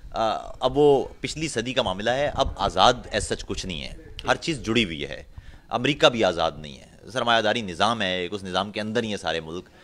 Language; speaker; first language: Urdu; non-native, local second language; Punjabi